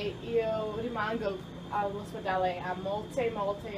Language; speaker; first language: Italian; non-native, learner; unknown